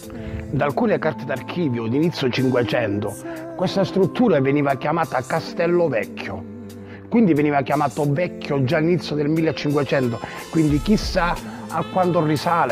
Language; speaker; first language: Italian; native; Italian